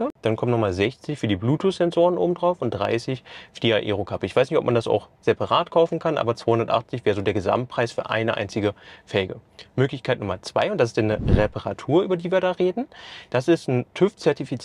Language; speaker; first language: German; native; German